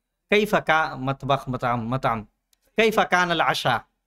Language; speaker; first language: Arabic; non-native, fluent; Urdu